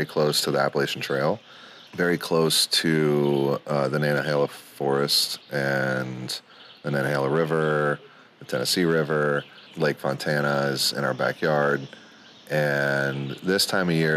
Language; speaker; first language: English; native; English